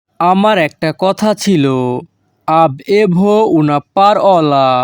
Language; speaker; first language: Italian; non-native, learner; Bangla